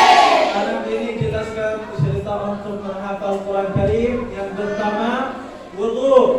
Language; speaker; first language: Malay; non-native, learner; Arabic